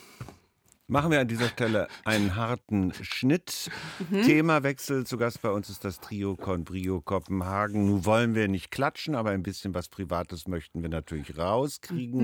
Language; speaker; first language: German; native; German